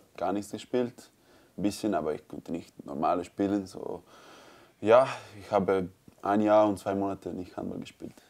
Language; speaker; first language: German; non-native, learner; Croatian